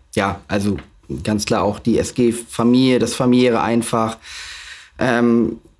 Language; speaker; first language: German; native; German